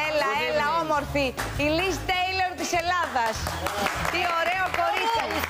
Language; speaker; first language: Greek; native; Greek